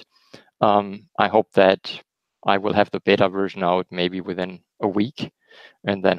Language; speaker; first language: English; non-native, fluent; German